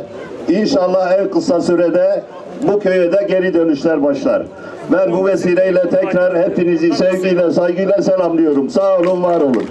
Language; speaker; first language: Turkish; native; Turkish